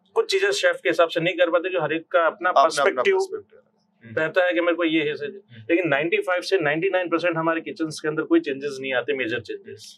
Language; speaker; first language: Hindi; native; Hindi